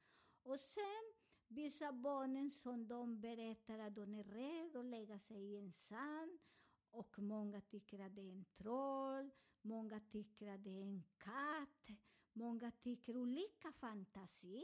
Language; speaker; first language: Swedish; non-native, fluent; Spanish